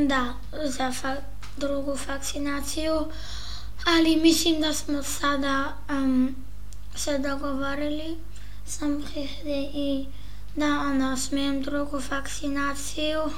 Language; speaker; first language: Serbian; early bilingual, heritage; Serbian